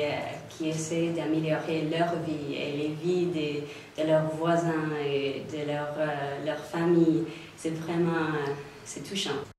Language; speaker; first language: French; non-native, local second language; English